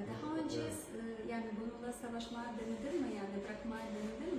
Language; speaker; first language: Turkish; non-native, fluent; Ukrainian